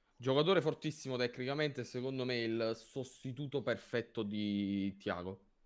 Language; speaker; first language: Italian; native; Italian